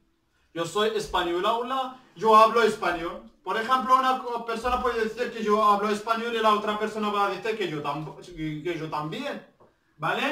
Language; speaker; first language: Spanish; non-native, learner; Arabic